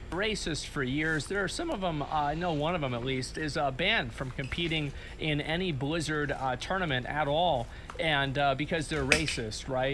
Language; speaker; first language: English; native; English